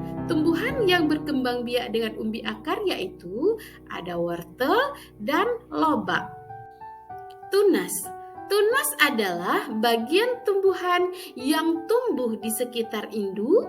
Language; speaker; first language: Indonesian; native; Indonesian